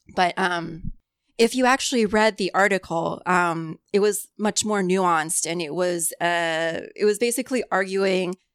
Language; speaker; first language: English; early bilingual, other home language; Cantonese